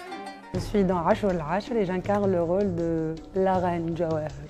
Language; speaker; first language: French; non-native, local second language; Arabic